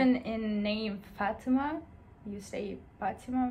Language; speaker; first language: English; non-native, fluent; Arabic